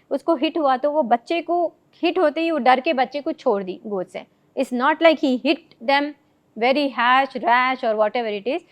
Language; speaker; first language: Hindi; non-native, local second language; Telugu